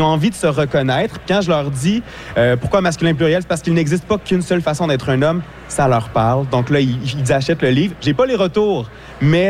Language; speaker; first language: French; native; French